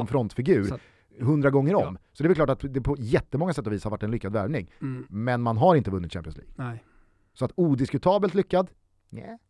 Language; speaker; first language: Swedish; native; Swedish